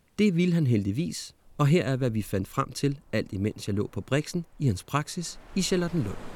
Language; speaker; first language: Danish; native; Danish